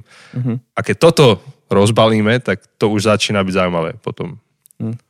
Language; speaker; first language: Slovak; native; Slovak